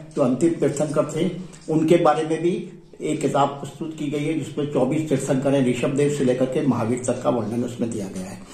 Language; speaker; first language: Hindi; native; Hindi